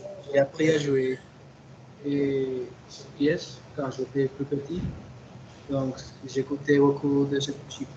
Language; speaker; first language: French; non-native, fluent; Spanish